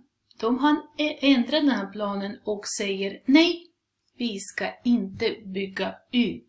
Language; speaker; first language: Swedish; non-native, fluent; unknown